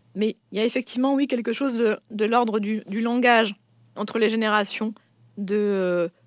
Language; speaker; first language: French; native; French